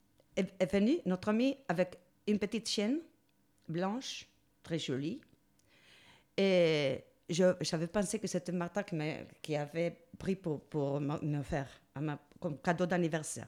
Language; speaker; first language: French; non-native, learner; Spanish